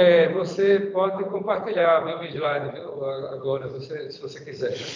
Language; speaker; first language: Portuguese; native; Portuguese